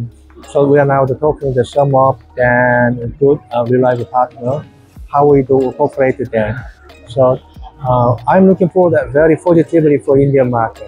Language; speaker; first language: English; non-native, learner; Korean